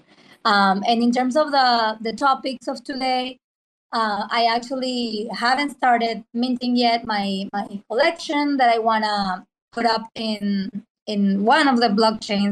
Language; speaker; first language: English; non-native, fluent; Spanish